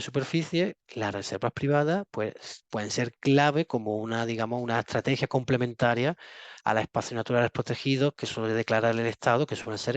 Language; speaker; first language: Spanish; native; Spanish